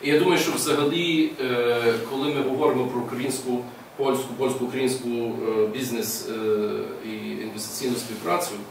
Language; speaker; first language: Ukrainian; early bilingual, heritage; English